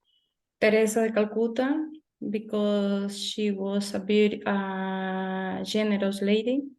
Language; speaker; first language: English; non-native, learner; Spanish